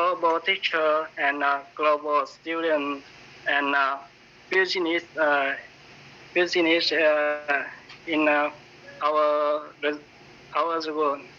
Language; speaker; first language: English; non-native, learner; Vietnamese